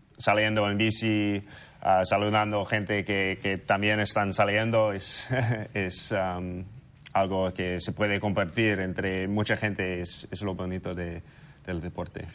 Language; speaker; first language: Spanish; non-native, fluent; English